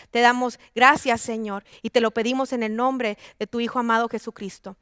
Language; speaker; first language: Spanish; native; Spanish